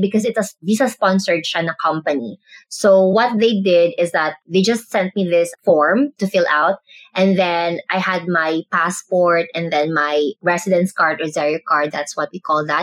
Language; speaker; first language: English; non-native, local second language; Cebuano